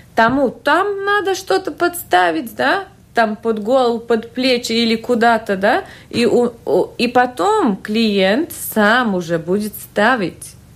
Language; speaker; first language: Russian; non-native, local second language; Latvian